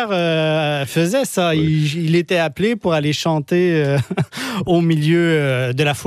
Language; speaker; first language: French; native; French